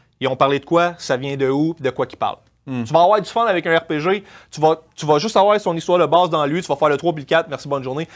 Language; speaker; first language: French; native; French